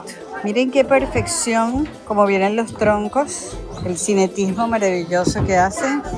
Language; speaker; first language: Spanish; native; Spanish